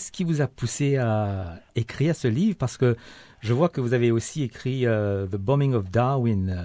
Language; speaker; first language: French; native; French